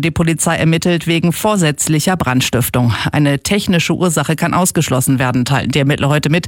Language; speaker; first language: German; native; German